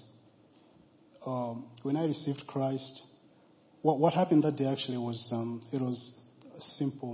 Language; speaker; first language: English; non-native, local second language; Nyanja